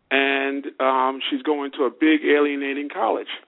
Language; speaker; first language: English; native; English